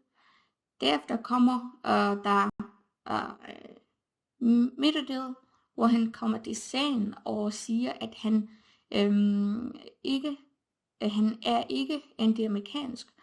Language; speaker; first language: Danish; non-native, fluent; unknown